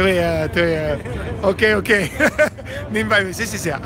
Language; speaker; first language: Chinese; non-native, learner; English